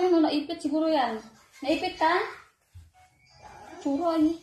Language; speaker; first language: Korean; non-native, fluent; Filipino